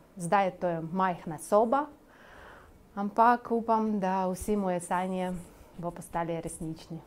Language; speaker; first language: Slovenian; non-native, learner; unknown